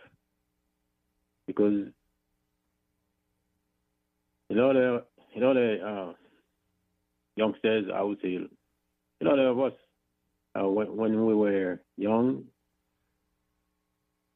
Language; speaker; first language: English; non-native, fluent; Haitian Creole